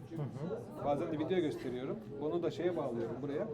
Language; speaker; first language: Turkish; native; Turkish